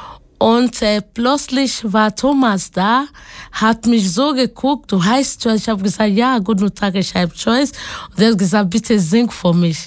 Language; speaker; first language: German; non-native, learner; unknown